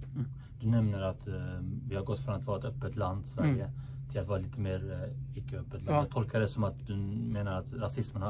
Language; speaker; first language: Swedish; native; Swedish